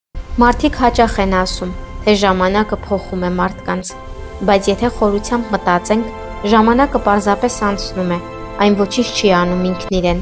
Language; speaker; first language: Armenian; native; Armenian